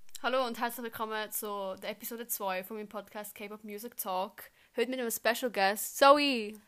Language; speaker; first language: German; native; German